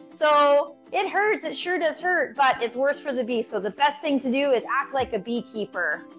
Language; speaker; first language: English; native; English